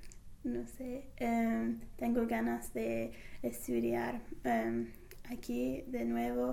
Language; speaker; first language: Spanish; non-native, fluent; English